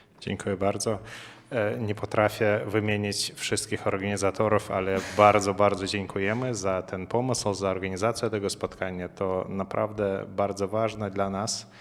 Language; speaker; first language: Polish; non-native, fluent; Russian